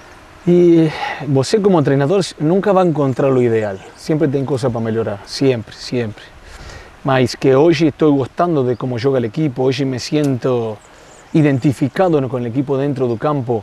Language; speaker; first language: Portuguese; non-native, fluent; Spanish